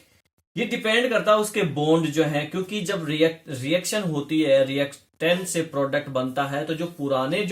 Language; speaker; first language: Hindi; native; Hindi